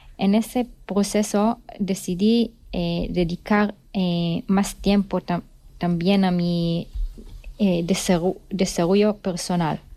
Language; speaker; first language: Spanish; non-native, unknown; Hebrew